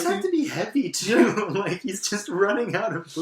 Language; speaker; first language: English; native; English